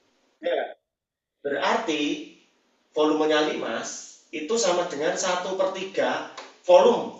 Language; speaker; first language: Indonesian; native; Indonesian